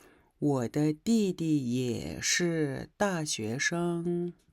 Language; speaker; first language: Chinese; non-native, fluent; Mongolian